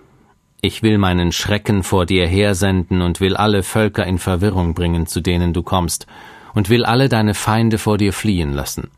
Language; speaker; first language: German; native; German